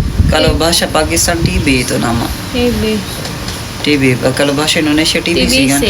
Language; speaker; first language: Indonesian; non-native, learner; Urdu